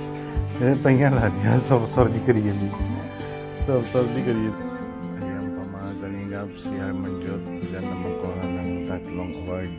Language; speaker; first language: Filipino; non-native, learner; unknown